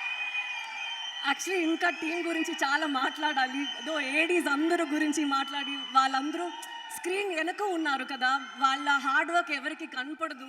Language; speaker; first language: Telugu; non-native, fluent; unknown